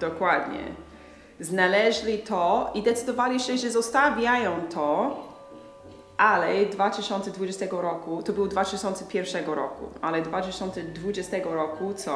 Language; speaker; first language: Polish; early bilingual, heritage; English